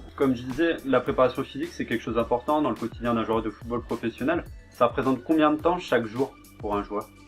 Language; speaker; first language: French; native; French